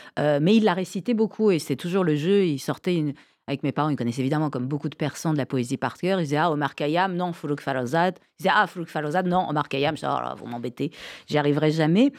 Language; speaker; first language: French; early bilingual, other home language; Persian